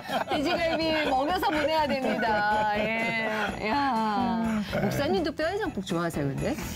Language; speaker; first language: Korean; native; Korean